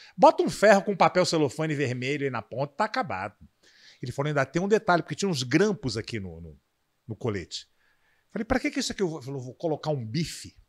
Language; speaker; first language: Portuguese; native; Portuguese